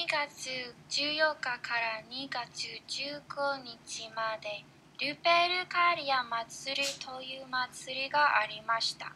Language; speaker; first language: Japanese; non-native, learner; English